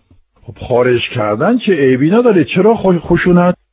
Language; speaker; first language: Persian; non-native, fluent; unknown